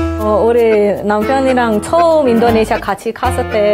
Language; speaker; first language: Korean; non-native, learner; Indonesian